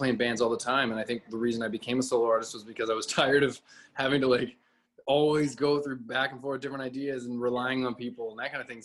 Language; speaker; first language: English; native; English